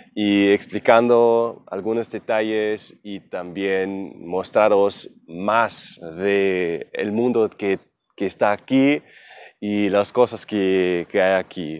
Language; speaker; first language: Spanish; non-native, fluent; German